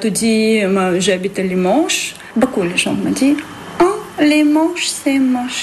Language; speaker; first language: French; non-native, learner; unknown